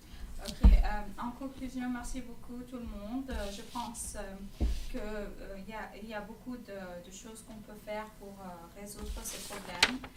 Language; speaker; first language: French; non-native, fluent; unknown